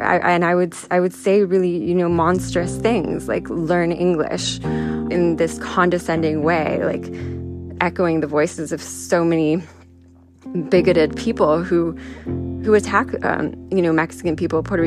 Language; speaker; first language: English; early bilingual, other home language; Spanish